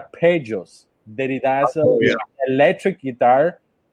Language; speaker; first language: English; non-native, fluent; Italian